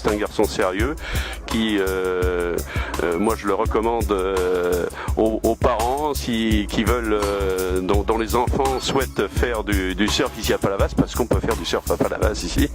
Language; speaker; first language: French; native; French